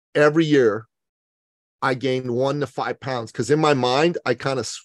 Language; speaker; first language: English; early bilingual, other home language; Persian